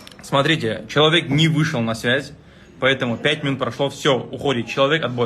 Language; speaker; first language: Russian; native; Russian